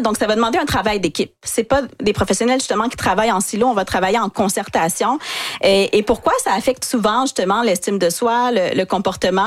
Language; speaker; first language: French; native; French